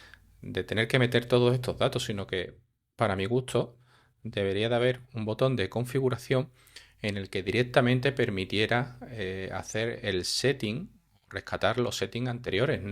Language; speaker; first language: Spanish; native; Spanish